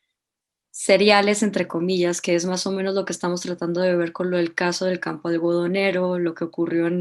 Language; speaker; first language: Spanish; native; Spanish